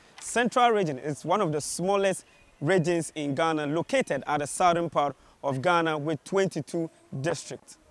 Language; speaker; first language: English; non-native, local second language; Akan